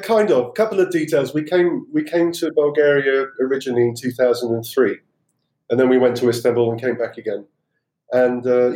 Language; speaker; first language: English; native; English